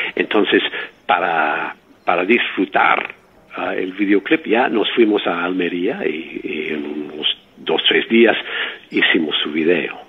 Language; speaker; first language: Spanish; non-native, fluent; English